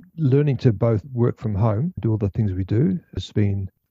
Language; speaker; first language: English; native; English